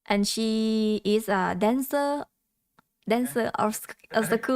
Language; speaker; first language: English; non-native, learner; Thai